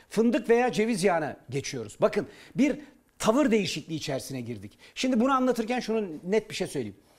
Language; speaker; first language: Turkish; native; Turkish